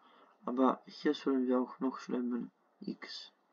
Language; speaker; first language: German; non-native, fluent; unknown